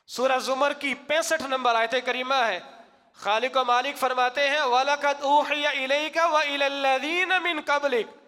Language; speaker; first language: Urdu; non-native, local second language; Punjabi